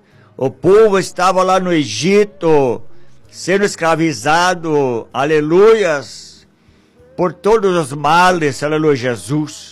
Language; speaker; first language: Portuguese; native; Portuguese